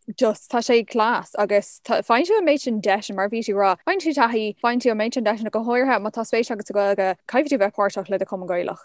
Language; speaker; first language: Irish; non-native, local second language; English